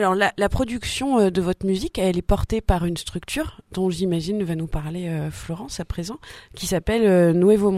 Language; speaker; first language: French; native; French